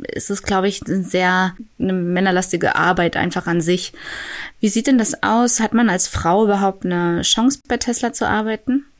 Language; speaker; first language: German; native; German